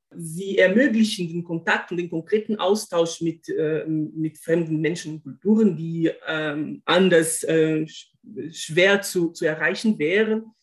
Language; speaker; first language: German; non-native, fluent; Portuguese